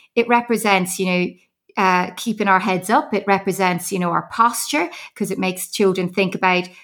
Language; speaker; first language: English; native; English